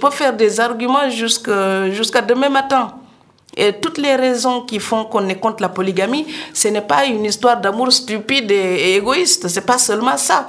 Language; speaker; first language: French; non-native, local second language; Serer